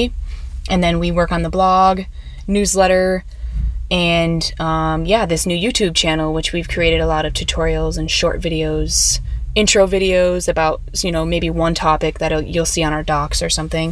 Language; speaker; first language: English; native; English